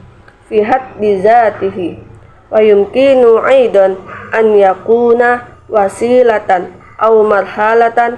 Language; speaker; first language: Arabic; non-native, learner; Indonesian